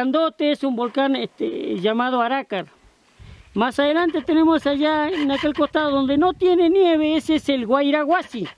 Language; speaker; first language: Spanish; native; Spanish